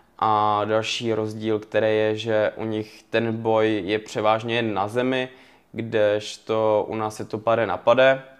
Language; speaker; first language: Czech; native; Czech